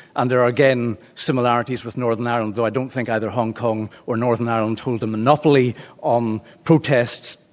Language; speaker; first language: English; native; English